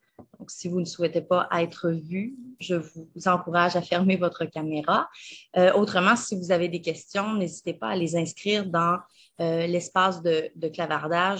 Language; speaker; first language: French; native; French